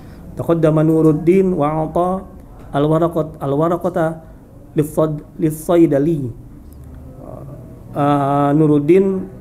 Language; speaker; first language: Arabic; non-native, learner; Indonesian